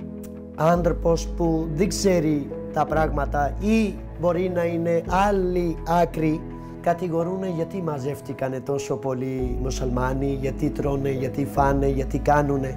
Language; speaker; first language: Greek; non-native, fluent; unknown